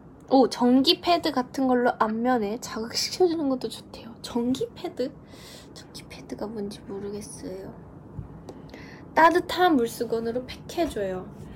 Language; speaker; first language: Korean; early bilingual, heritage; Korean